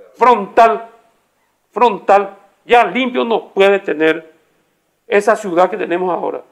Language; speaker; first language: Spanish; native; Spanish